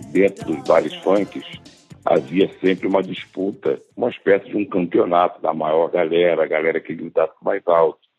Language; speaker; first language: Portuguese; native; Portuguese